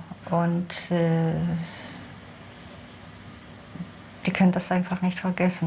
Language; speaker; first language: German; non-native, fluent; Hebrew